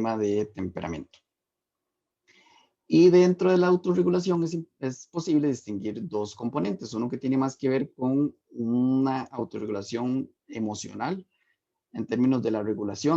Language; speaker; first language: Spanish; native; Spanish